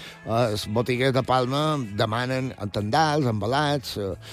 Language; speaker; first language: Catalan; native; Catalan